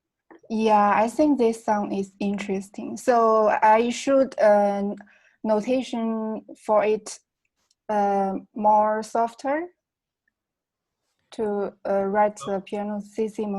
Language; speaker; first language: English; non-native, learner; Chinese